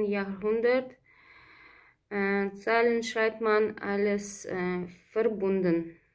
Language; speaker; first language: German; non-native, fluent; Russian